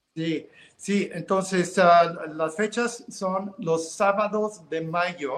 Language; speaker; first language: Spanish; non-native, fluent; English